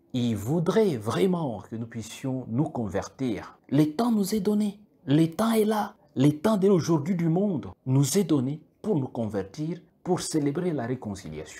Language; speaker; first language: French; non-native, local second language; Kituba (Democratic Republic of Congo)